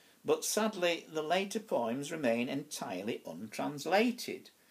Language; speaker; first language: English; native; English